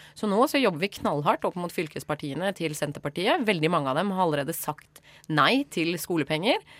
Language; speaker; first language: Norwegian; native; Norwegian